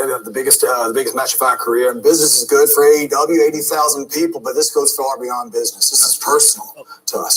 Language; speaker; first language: English; native; English